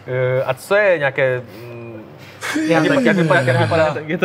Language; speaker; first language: Czech; native; Czech